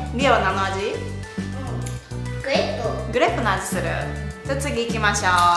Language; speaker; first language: Japanese; native; Japanese